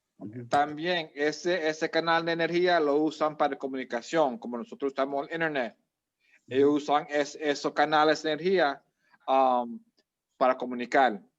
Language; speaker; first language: Spanish; early bilingual, heritage; Spanish